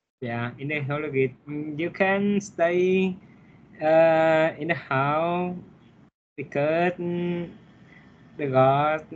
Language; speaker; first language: English; non-native, learner; Vietnamese